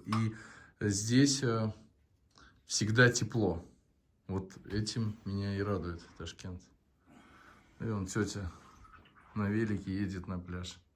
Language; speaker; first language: Russian; native; Russian